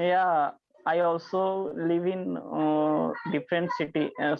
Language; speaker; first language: English; non-native, learner; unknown